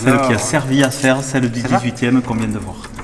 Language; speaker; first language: French; native; French